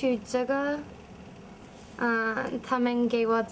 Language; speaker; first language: Chinese; non-native, learner; English